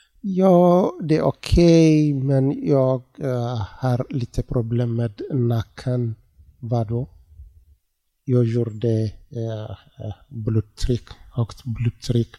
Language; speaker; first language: Swedish; non-native, learner; Tigrinya